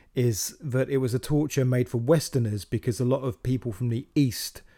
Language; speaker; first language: English; native; English